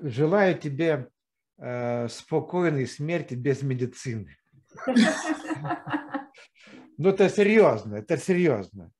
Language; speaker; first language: Russian; non-native, fluent; Lithuanian